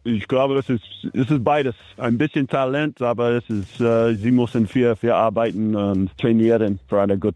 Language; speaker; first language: German; non-native, learner; English